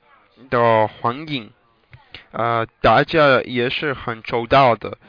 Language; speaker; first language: Chinese; non-native, learner; English